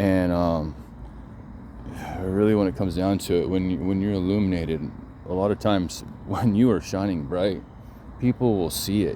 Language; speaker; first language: English; native; English